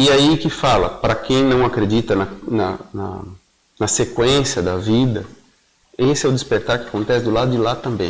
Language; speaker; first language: Portuguese; native; Portuguese